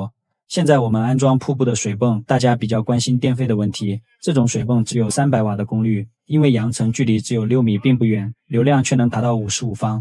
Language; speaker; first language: Chinese; native; Chinese